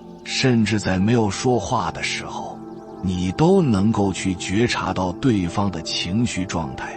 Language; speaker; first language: Chinese; native; Chinese